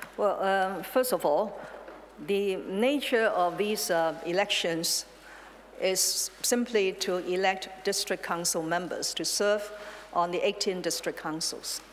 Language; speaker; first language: English; non-native, local second language; Chinese